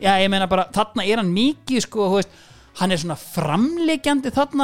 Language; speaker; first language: Icelandic; native; Icelandic